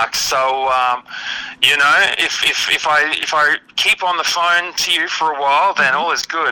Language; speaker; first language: English; native; English